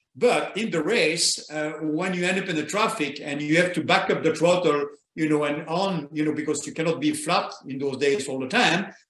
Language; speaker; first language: English; non-native, fluent; French